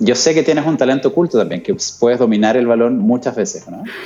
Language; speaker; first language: Spanish; native; Spanish